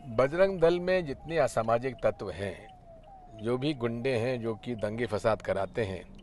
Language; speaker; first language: Hindi; native; Hindi